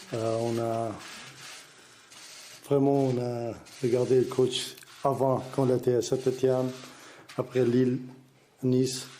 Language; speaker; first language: French; non-native, learner; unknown